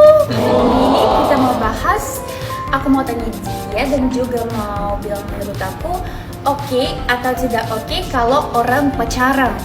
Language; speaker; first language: Indonesian; non-native, learner; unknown